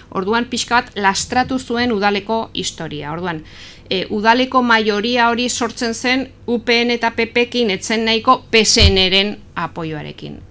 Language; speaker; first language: Basque; non-native, local second language; Spanish